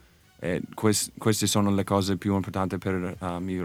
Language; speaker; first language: Italian; non-native, learner; English